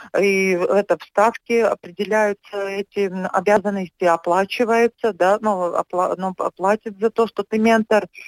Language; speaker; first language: Russian; non-native, local second language; Latvian